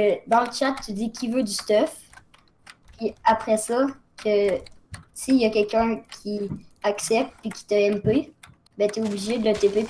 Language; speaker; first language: French; native; French